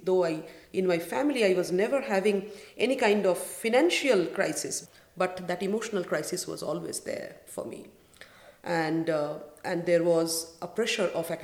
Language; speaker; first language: English; non-native, local second language; Bangla